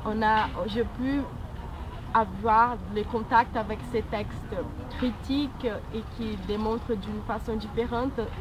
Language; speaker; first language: French; non-native, learner; Portuguese